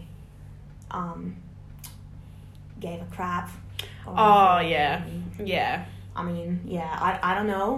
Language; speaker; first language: English; non-native, fluent; Hungarian